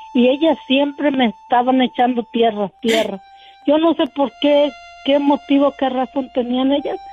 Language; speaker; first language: Spanish; native; Spanish